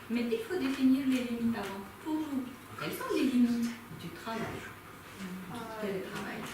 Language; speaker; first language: French; non-native, fluent; Ukrainian